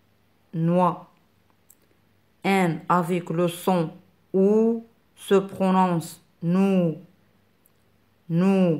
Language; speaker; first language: French; non-native, fluent; Arabic